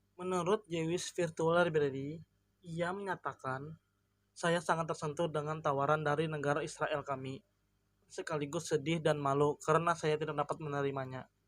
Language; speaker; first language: Indonesian; non-native, local second language; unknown